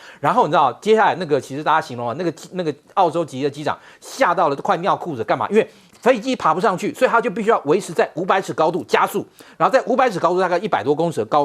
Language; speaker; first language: Chinese; native; Chinese